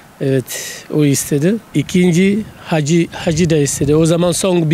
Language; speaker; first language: Turkish; non-native, learner; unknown